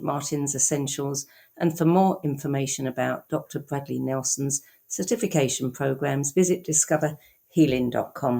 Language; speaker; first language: English; native; English